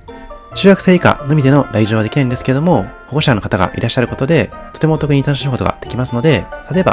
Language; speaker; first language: Japanese; native; Japanese